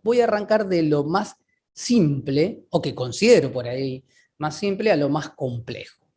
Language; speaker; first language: Spanish; native; Spanish